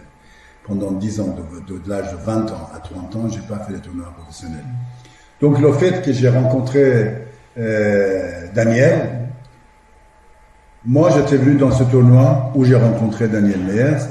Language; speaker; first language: French; non-native, fluent; Persian